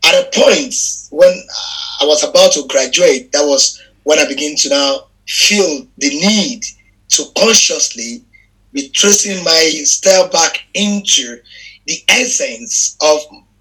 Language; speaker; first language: English; non-native, local second language; Yoruba